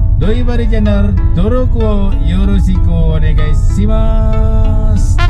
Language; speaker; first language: Japanese; non-native, fluent; Indonesian